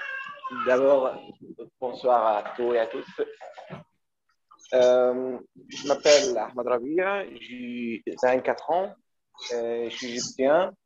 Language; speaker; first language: French; non-native, learner; Arabic